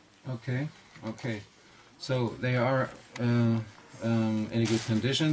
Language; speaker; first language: English; non-native, fluent; German